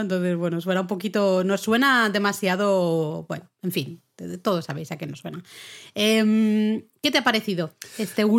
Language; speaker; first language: Spanish; native; Spanish